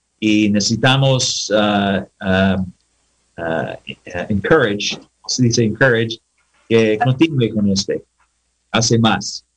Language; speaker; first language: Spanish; non-native, learner; English